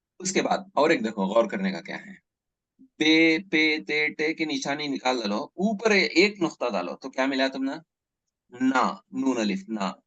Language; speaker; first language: Hindi; non-native, local second language; Urdu